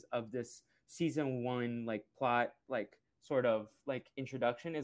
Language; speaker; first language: English; early bilingual, other home language; Portuguese